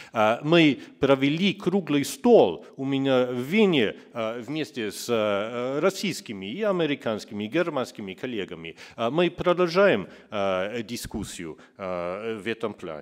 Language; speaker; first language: Russian; non-native, fluent; German